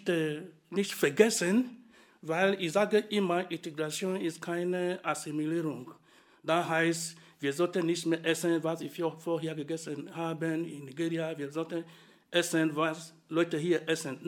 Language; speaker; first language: German; non-native, fluent; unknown